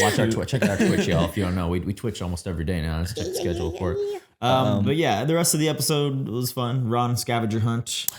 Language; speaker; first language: English; native; English